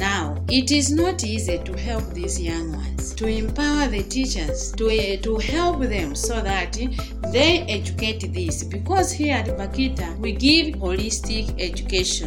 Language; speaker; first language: English; non-native, local second language; Nyanja